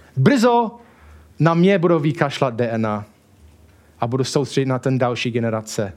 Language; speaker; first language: Czech; non-native, fluent; English